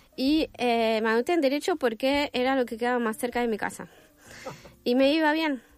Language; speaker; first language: Spanish; non-native, fluent; French